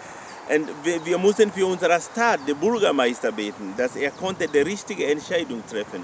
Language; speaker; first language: German; non-native, learner; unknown